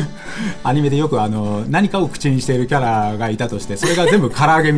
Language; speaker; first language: Japanese; native; Japanese